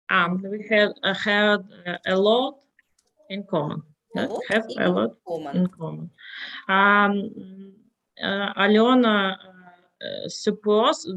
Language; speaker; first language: English; non-native, learner; Russian